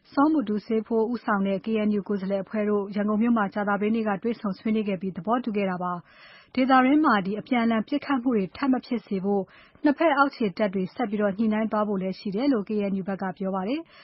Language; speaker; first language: Burmese; native; Burmese